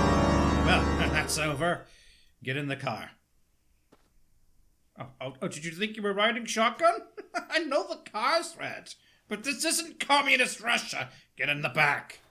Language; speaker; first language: English; native; English